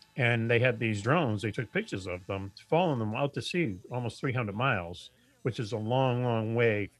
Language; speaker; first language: English; native; English